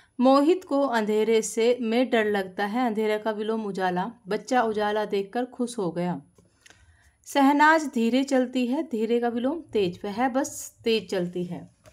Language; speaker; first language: Hindi; native; Hindi